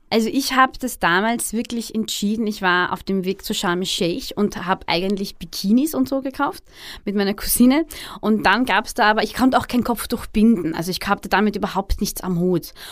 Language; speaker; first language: German; early bilingual, other home language; Arabic